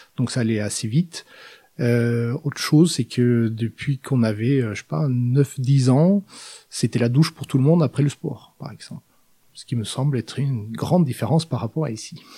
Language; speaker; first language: French; non-native, fluent; Norwegian